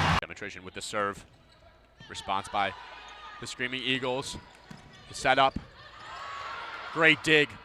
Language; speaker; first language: English; native; English